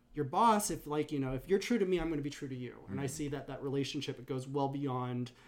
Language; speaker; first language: English; native; English